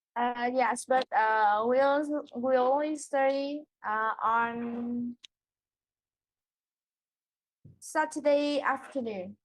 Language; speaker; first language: English; non-native, learner; Vietnamese